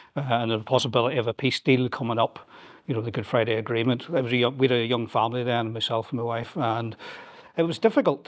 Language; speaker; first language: English; native; English